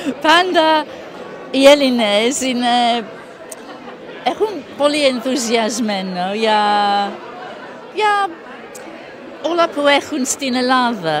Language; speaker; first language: Greek; non-native, learner; English